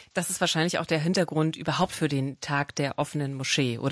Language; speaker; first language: German; native; German